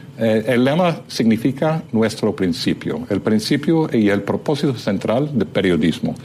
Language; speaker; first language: Spanish; non-native, fluent; English